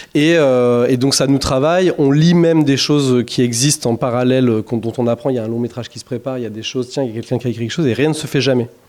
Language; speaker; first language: French; native; French